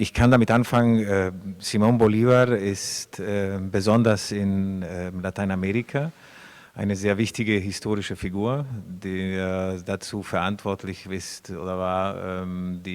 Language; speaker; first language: German; non-native, fluent; Spanish